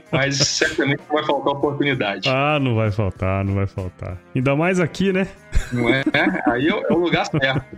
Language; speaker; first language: Portuguese; native; Portuguese